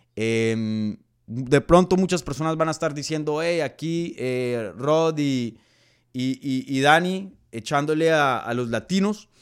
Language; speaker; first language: Spanish; native; Spanish